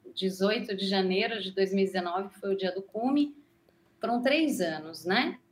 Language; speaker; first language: Portuguese; native; Portuguese